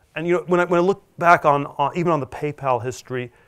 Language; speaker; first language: English; native; English